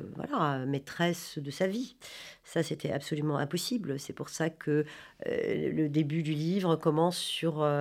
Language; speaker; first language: French; non-native, local second language; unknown